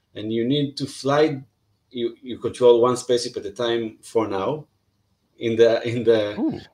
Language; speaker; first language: English; non-native, fluent; Hebrew